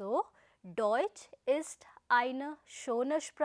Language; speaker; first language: German; non-native, fluent; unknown